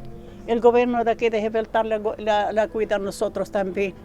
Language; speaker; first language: Spanish; non-native, learner; Arabic